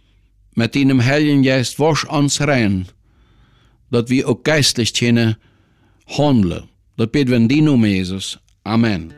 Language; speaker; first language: German; non-native, learner; Plautdietsch